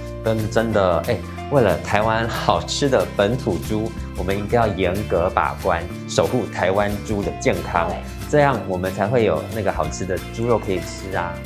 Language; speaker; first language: Chinese; native; Chinese